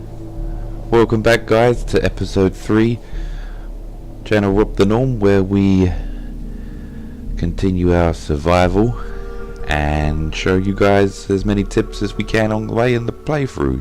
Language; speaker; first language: English; native; English